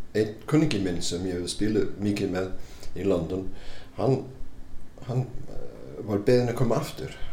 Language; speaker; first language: Icelandic; non-native, fluent; English